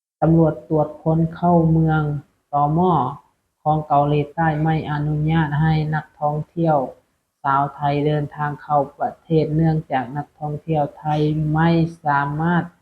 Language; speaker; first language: Thai; non-native, local second language; Lao